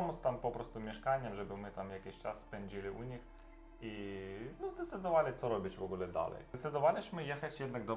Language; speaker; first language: Polish; non-native, learner; Russian